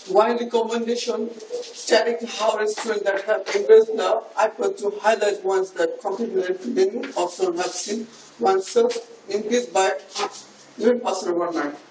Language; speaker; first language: English; non-native, learner; Bangla